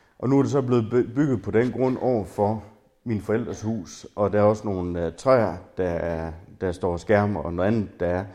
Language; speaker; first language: Danish; native; Danish